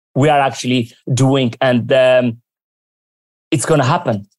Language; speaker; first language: English; early bilingual, other home language; Armenian